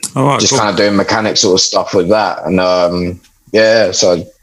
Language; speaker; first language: English; native; English